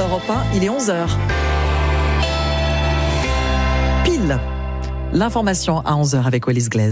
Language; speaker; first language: French; native; French